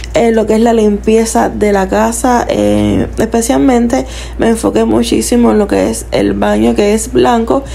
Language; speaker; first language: Spanish; native; Spanish